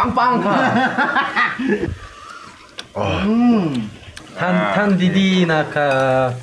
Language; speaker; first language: Thai; non-native, learner; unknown